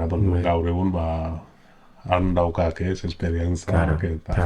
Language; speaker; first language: Basque; non-native, learner; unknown